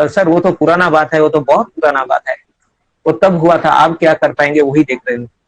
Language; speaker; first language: Hindi; non-native, local second language; Bangla